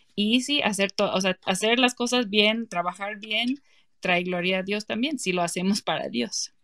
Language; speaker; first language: Spanish; non-native, fluent; English